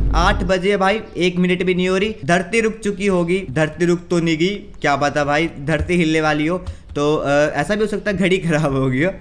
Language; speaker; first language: Hindi; native; Hindi